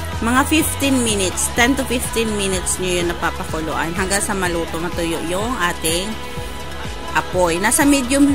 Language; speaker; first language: Filipino; non-native, local second language; Bikol